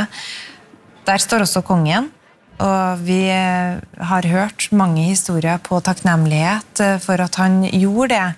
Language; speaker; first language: Norwegian; native; Norwegian